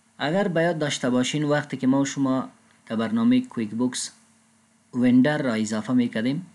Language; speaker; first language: Persian; non-native, local second language; Pashto